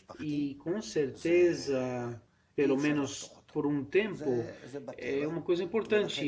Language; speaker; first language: Portuguese; non-native, fluent; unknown